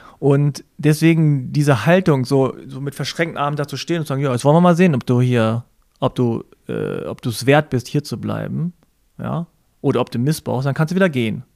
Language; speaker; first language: German; native; German